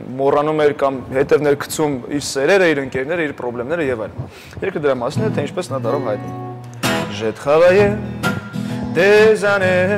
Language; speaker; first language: Armenian; native; Armenian